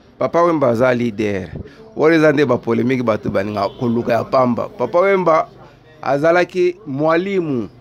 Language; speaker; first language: Lingala; native; Lingala